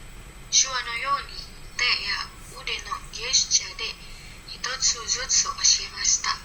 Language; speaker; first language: Japanese; non-native, learner; Indonesian